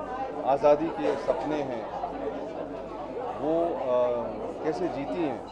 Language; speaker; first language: Hindi; native; Hindi